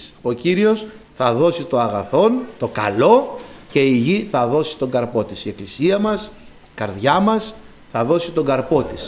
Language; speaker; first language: Greek; native; Greek